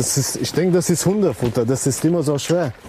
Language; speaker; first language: German; non-native, learner; Romanian